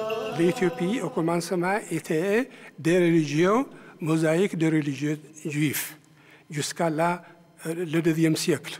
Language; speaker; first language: French; non-native, learner; Amharic